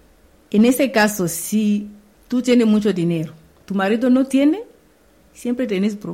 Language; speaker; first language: Spanish; non-native, learner; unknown